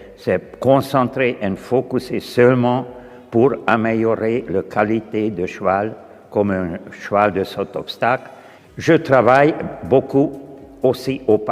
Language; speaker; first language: French; non-native, fluent; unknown